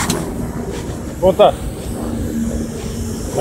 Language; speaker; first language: Spanish; non-native, learner; English